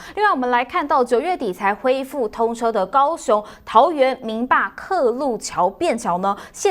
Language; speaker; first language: Chinese; native; Chinese